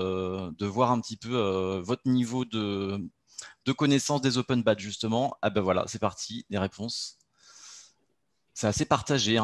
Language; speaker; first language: French; native; French